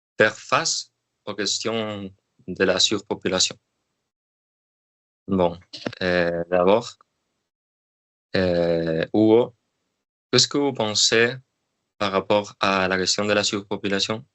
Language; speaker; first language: French; non-native, learner; Spanish